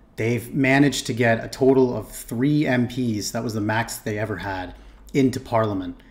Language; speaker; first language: English; native; English